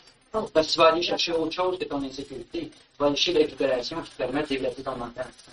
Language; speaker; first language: French; native; French